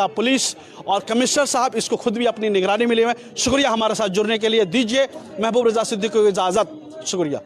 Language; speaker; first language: Hindi; native; Hindi